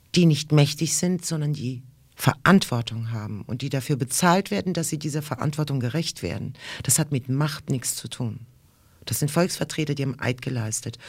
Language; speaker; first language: German; early bilingual, other home language; Russian